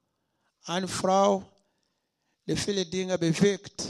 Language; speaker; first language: German; non-native, learner; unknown